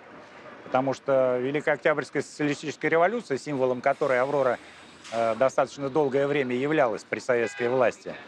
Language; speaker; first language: Russian; native; Russian